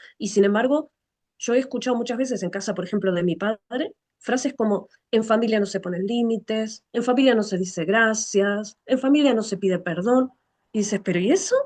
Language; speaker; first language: Spanish; native; Spanish